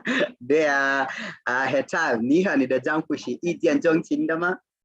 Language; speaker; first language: Chinese; non-native, fluent; Swahili